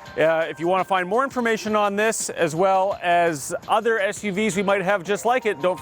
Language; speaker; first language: English; native; English